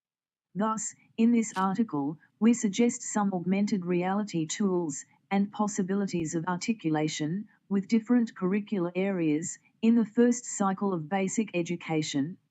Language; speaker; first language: English; non-native, fluent; Portuguese